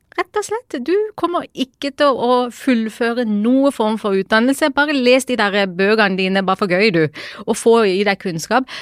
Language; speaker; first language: Norwegian; early bilingual, other home language; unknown